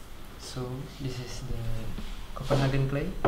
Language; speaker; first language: English; non-native, learner; Indonesian